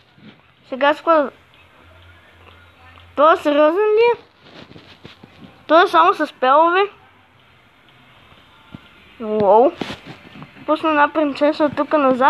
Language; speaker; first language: Bulgarian; native; Bulgarian